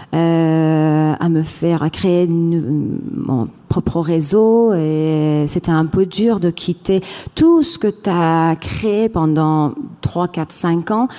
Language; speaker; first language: French; non-native, fluent; Persian